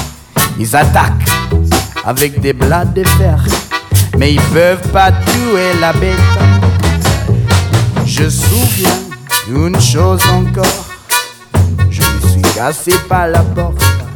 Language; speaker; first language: French; non-native, learner; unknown